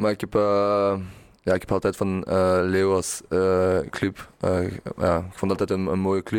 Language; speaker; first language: Dutch; non-native, local second language; French